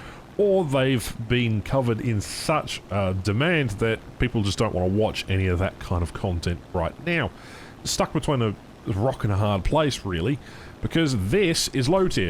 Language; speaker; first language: English; native; English